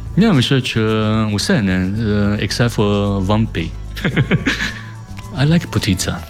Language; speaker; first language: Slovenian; non-native, learner; Chinese